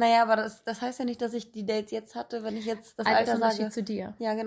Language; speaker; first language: German; native; German